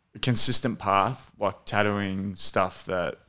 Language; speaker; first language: English; native; English